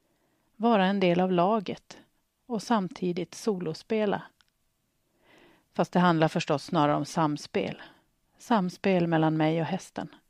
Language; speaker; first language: Swedish; native; Swedish